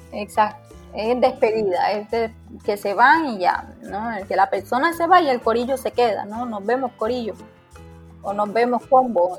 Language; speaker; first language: Spanish; native; Spanish